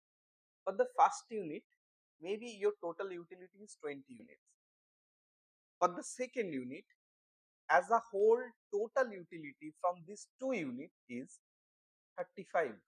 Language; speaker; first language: English; non-native, local second language; Bangla